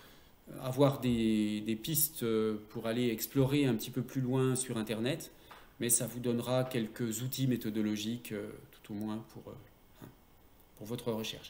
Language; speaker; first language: French; native; French